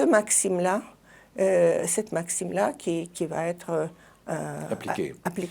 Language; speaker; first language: French; non-native, fluent; Russian